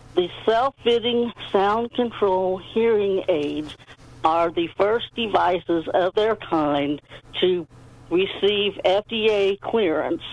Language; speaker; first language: English; native; English